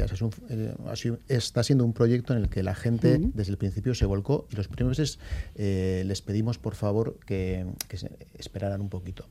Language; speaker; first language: Spanish; native; Spanish